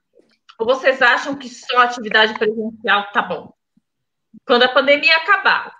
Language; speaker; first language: Portuguese; native; Portuguese